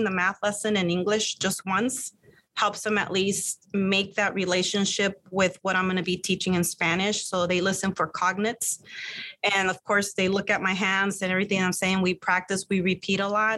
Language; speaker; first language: English; early bilingual, other home language; Spanish